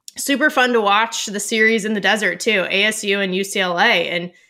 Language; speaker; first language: English; native; English